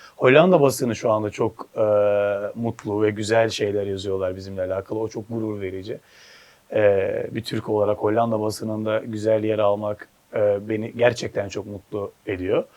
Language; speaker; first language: Turkish; early bilingual, heritage; Turkish